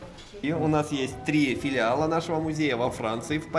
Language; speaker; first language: Russian; native; Russian